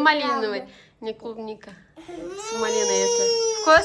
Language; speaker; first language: Russian; non-native, learner; Azerbaijani